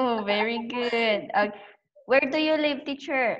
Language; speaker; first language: English; non-native, learner; Thai